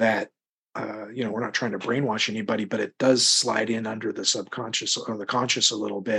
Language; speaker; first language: English; native; English